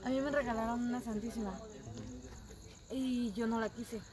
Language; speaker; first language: Spanish; native; Spanish